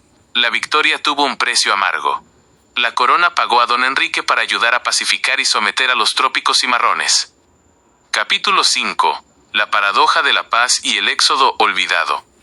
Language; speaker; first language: Spanish; native; Spanish